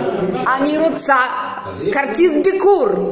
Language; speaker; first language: Hebrew; non-native, fluent; Russian